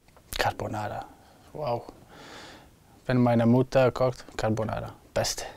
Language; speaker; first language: German; non-native, learner; Italian